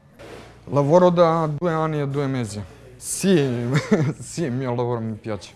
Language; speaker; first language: Italian; non-native, fluent; Serbian